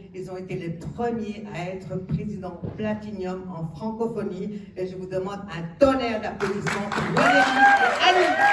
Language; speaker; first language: French; early bilingual, other home language; Arabic